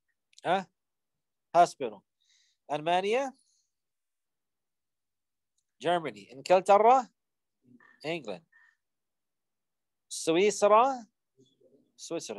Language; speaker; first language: Arabic; non-native, fluent; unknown